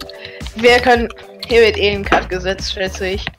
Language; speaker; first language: German; native; German